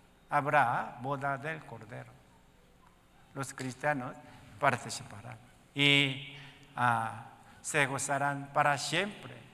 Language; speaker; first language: Spanish; non-native, learner; Korean